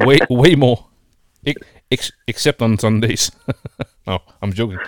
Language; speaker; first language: English; non-native, fluent; Danish